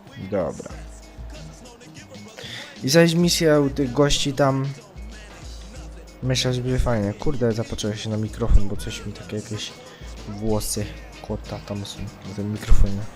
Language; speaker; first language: Polish; native; Polish